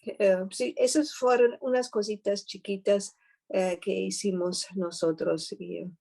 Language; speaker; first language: Spanish; non-native, fluent; German